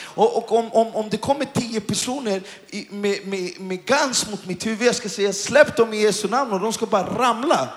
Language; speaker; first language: Swedish; native; Swedish